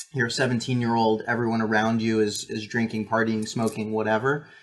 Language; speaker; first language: English; native; English